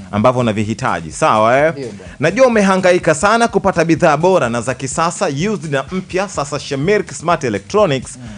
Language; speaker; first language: Swahili; native; Swahili